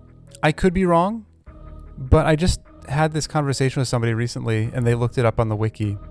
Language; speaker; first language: English; native; English